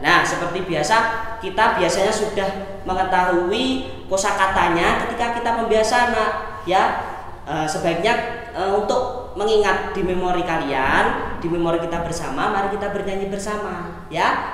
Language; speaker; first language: Indonesian; non-native, local second language; Javanese